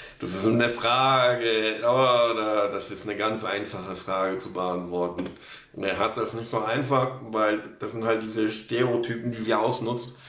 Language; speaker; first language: German; non-native, fluent; Polish